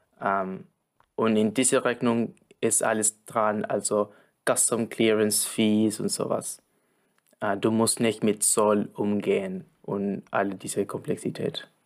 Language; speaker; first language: German; non-native, fluent; Spanish